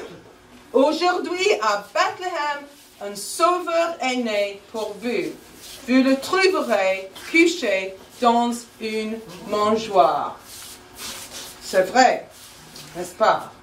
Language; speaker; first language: French; non-native, fluent; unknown